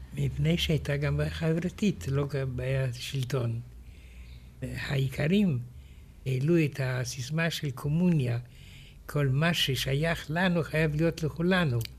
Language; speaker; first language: Hebrew; non-native, fluent; Romanian